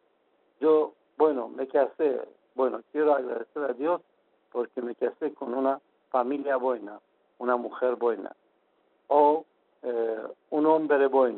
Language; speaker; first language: Spanish; non-native, fluent; Persian